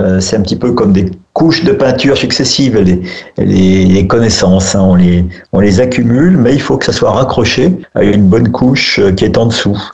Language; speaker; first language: French; native; French